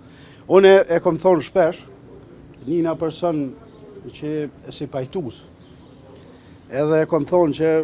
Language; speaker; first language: Albanian; native; Albanian